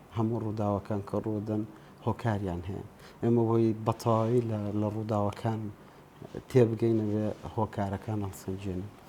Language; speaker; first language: Central Kurdish; native; Central Kurdish